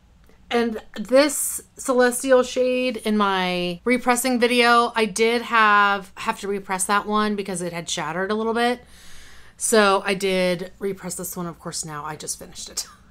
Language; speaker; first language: English; native; English